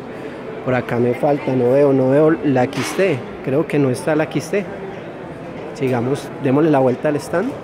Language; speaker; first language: Spanish; native; Spanish